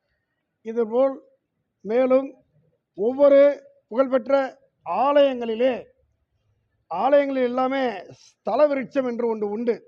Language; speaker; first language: Tamil; native; Tamil